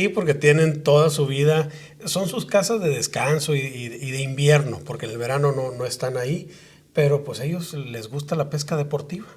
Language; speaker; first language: Spanish; native; Spanish